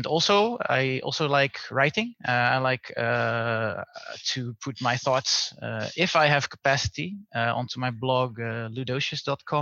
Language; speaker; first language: English; non-native, fluent; Dutch